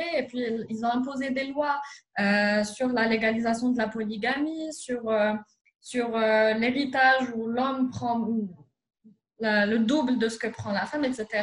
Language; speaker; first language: French; non-native, local second language; Arabic